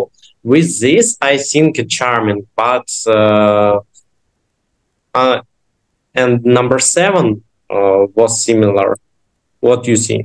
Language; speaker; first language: English; non-native, learner; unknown